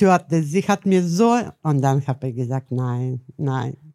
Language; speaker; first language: German; non-native, learner; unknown